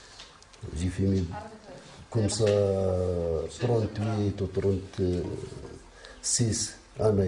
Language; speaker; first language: French; non-native, local second language; Arabic